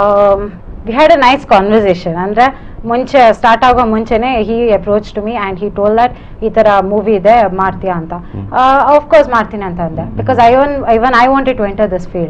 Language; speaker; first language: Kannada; non-native, local second language; Tulu